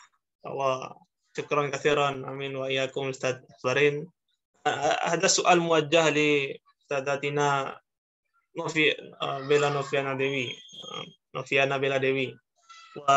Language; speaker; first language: Arabic; non-native, learner; Indonesian